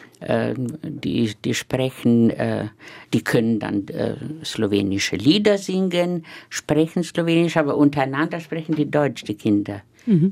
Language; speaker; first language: German; non-native, fluent; Slovenian